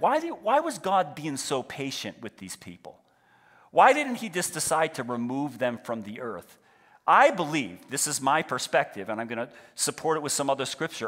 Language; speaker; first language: English; native; English